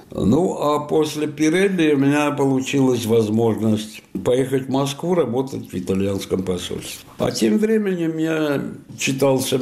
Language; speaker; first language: Russian; non-native, fluent; Spanish